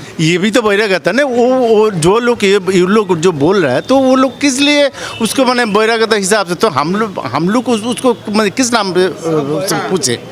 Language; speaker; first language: Hindi; non-native, local second language; Bangla